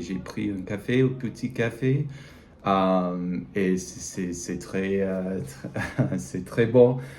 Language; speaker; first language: French; non-native, learner; English